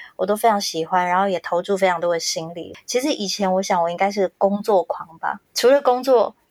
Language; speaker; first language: Chinese; native; Chinese